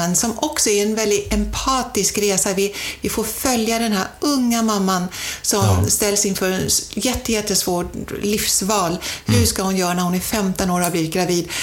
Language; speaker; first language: Swedish; non-native, fluent; German